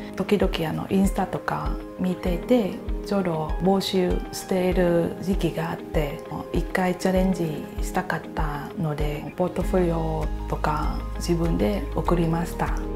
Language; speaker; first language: Japanese; non-native, fluent; Vietnamese